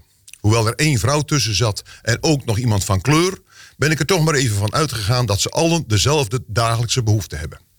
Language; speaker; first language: Dutch; native; Dutch